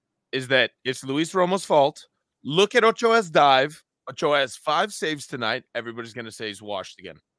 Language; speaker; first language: English; early bilingual, other home language; Spanish